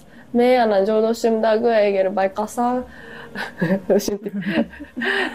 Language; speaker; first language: Kyrgyz; non-native, fluent; Japanese